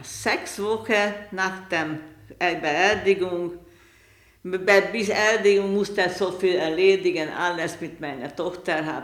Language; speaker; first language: German; non-native, learner; Hungarian